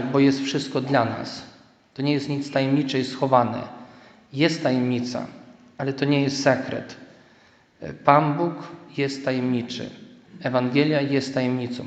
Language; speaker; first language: Polish; native; Polish